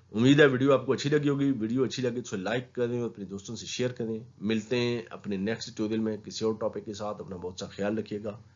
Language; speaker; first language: Urdu; non-native, local second language; Punjabi